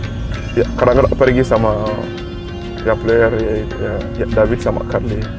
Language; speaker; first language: Indonesian; non-native, learner; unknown